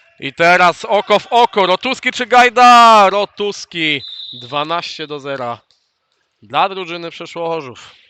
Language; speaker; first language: Polish; native; Polish